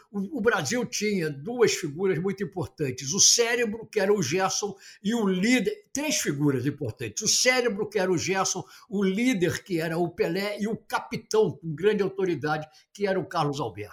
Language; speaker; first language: Portuguese; native; Portuguese